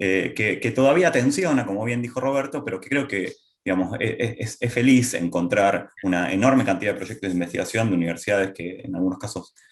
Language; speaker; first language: Spanish; native; Spanish